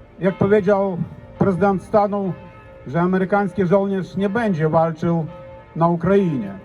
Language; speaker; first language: Polish; non-native, fluent; Ukrainian